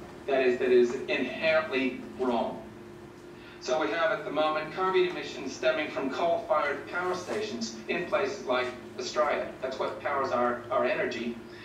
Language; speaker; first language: English; native; English